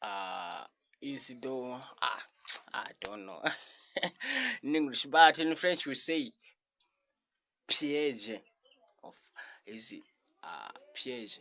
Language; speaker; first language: English; non-native, learner; Rundi